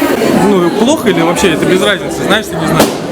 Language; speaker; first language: Russian; native; Russian